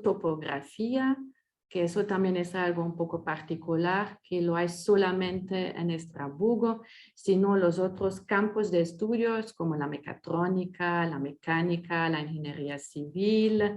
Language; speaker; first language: Spanish; non-native, fluent; French